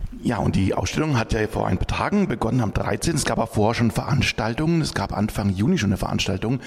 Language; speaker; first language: German; native; German